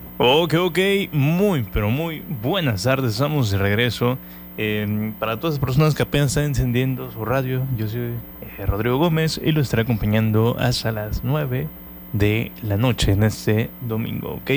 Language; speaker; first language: Spanish; native; Spanish